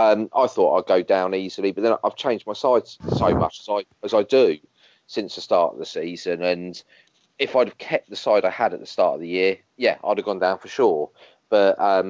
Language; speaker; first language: English; native; English